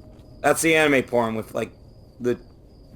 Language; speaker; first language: English; native; English